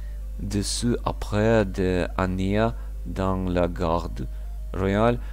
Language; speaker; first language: French; non-native, learner; Russian